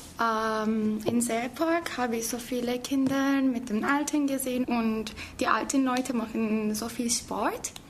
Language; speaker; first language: German; non-native, learner; Turkish